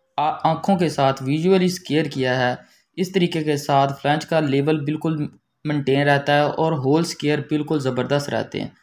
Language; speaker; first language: Hindi; native; Hindi